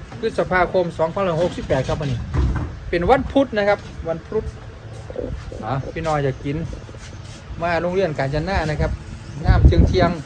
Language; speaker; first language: Thai; non-native, local second language; Northeastern Thai